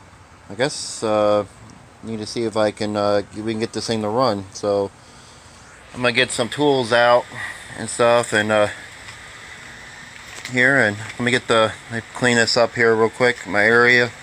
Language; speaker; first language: English; native; English